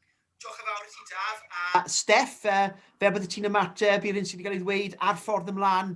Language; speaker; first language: Welsh; native; Welsh